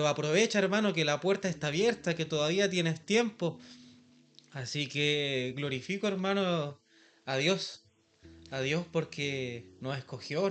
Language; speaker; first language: Spanish; native; Spanish